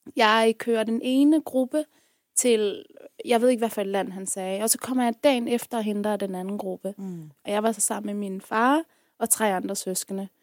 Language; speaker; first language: Danish; early bilingual, other home language; Persian